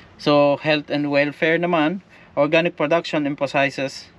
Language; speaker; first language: English; non-native, local second language; Filipino